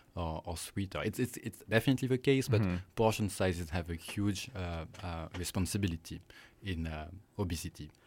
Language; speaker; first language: English; non-native, fluent; French